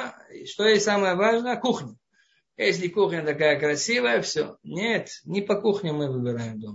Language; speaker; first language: Russian; non-native, fluent; Hebrew